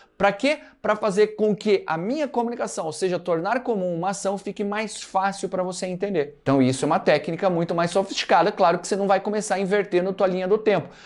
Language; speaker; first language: Portuguese; native; Portuguese